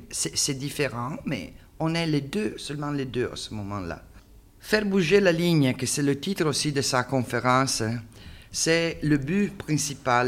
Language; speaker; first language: French; non-native, learner; Italian